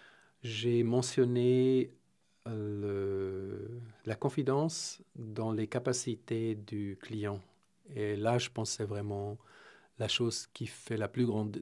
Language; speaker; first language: French; non-native, fluent; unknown